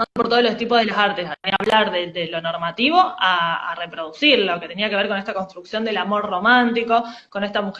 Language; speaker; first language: Spanish; native; Spanish